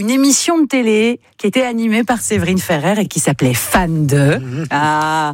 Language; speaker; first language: French; native; French